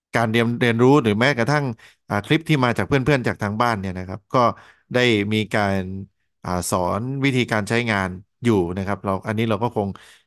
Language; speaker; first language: Thai; native; Thai